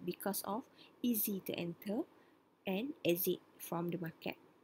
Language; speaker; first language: English; non-native, local second language; Malay